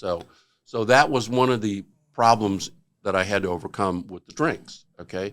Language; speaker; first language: English; native; English